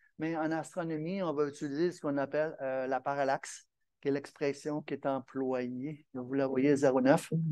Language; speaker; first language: French; native; French